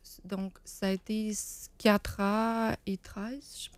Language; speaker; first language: French; non-native, learner; Ukrainian